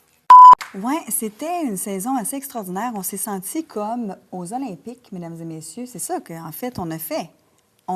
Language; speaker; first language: French; native; French